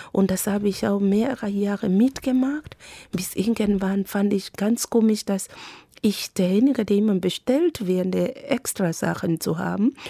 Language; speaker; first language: German; non-native, fluent; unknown